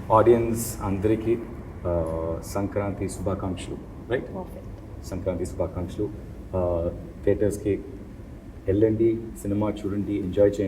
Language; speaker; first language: Telugu; non-native, learner; Tamil